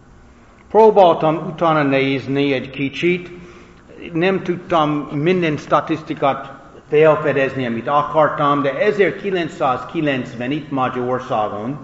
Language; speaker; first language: Hungarian; non-native, fluent; English